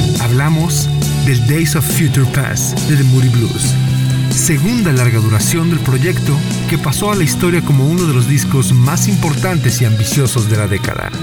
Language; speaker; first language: Spanish; native; Spanish